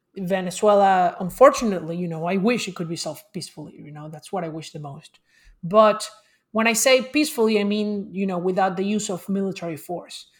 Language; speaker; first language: English; non-native, fluent; Spanish